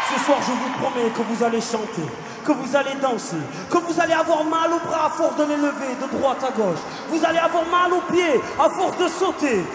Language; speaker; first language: French; native; French